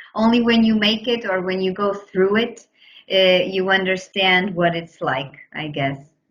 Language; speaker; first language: English; non-native, fluent; Portuguese